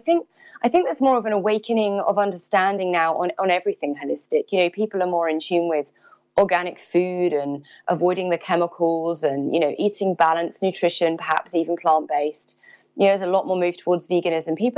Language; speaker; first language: English; native; English